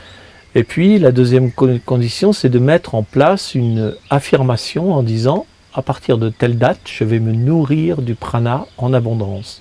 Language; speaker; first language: French; native; French